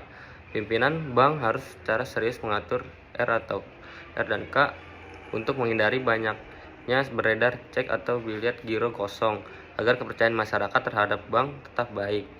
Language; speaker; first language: Indonesian; native; Indonesian